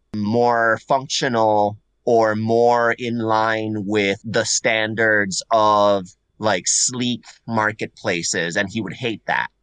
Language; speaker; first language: English; non-native, fluent; Spanish